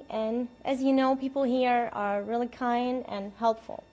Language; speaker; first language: English; non-native, fluent; Ukrainian